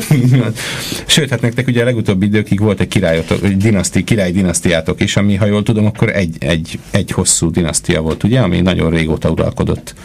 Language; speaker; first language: Hungarian; native; Hungarian